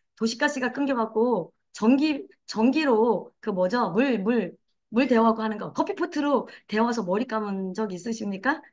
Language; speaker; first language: Korean; native; Korean